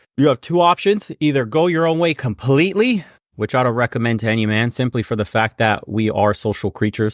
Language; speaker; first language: English; native; English